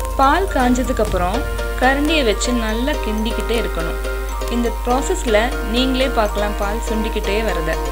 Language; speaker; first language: Tamil; non-native, local second language; Malayalam